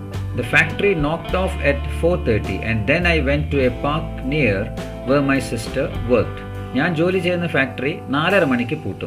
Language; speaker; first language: Malayalam; native; Malayalam